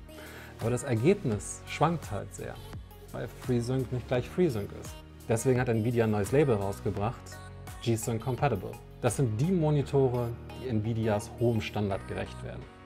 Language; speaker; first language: German; native; German